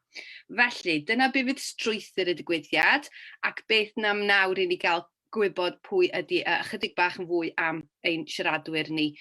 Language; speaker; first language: Welsh; native; Welsh